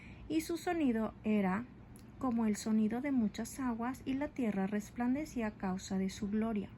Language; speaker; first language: Spanish; native; Spanish